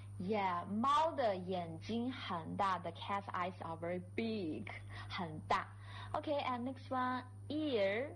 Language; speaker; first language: English; non-native, fluent; Chinese